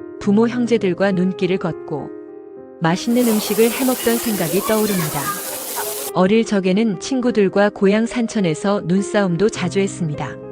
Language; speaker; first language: Korean; non-native, fluent; Japanese